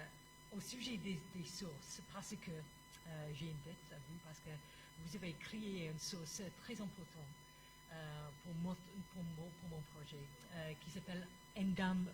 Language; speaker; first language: French; non-native, fluent; English